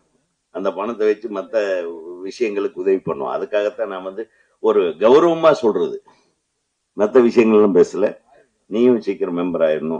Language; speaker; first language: Tamil; native; Tamil